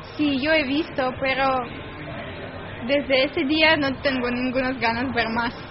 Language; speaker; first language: Spanish; non-native, learner; Russian